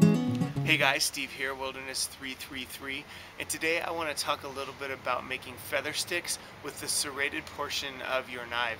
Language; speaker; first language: English; native; English